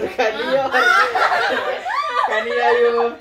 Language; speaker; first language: English; non-native, learner; Indonesian